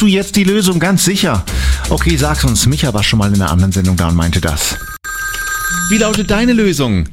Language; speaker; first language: German; native; German